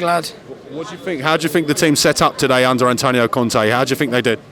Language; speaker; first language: English; native; English